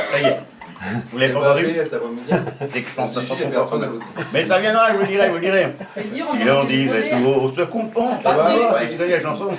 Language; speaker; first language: French; native; French